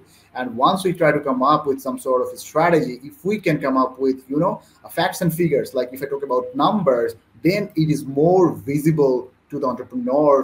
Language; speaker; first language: English; non-native, local second language; Bangla